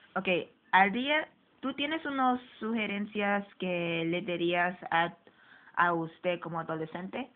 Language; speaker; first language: Spanish; early bilingual, heritage; English